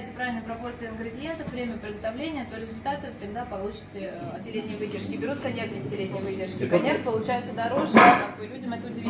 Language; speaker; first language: Russian; native; Russian